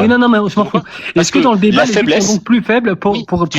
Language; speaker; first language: French; native; French